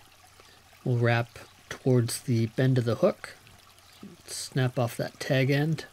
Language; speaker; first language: English; native; English